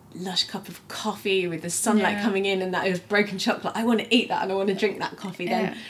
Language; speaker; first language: English; native; English